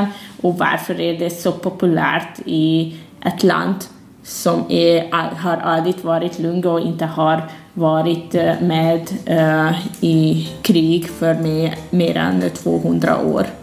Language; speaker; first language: Swedish; non-native, fluent; Hungarian